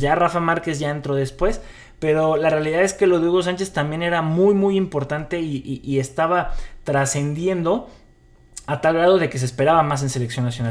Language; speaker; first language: Spanish; native; Spanish